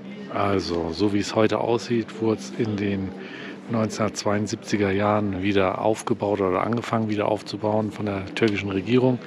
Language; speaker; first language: German; native; German